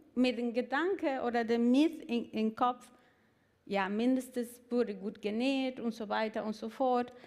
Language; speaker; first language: German; non-native, fluent; Spanish